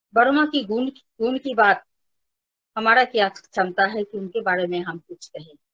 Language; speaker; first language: Hindi; non-native, local second language; Bangla